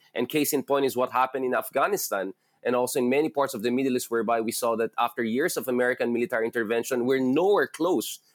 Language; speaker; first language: English; non-native, local second language; Filipino